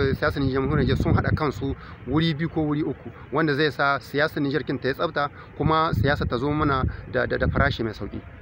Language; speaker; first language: Hausa; native; Hausa